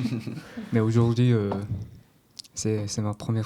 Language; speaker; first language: French; non-native, learner; Korean